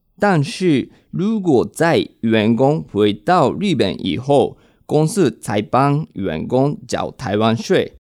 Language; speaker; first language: Chinese; non-native, fluent; Japanese